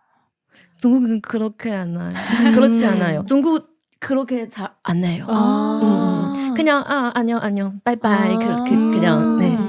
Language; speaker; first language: Korean; non-native, learner; Chinese